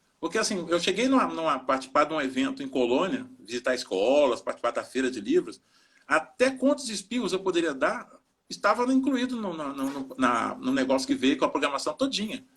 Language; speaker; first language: Portuguese; native; Portuguese